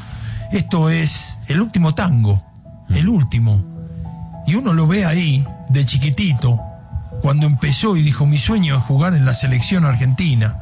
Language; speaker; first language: Spanish; native; Spanish